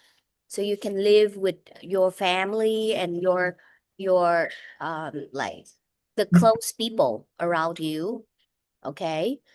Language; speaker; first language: English; non-native, fluent; Vietnamese